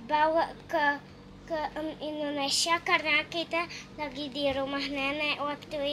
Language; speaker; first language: Indonesian; early bilingual, heritage; Indonesian